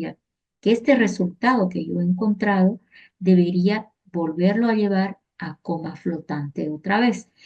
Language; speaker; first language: Spanish; native; Spanish